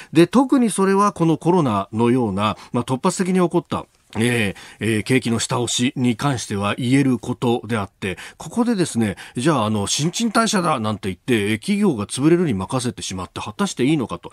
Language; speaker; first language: Japanese; native; Japanese